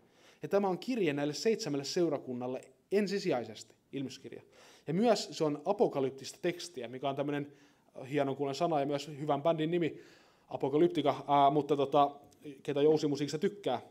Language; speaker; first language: Finnish; native; Finnish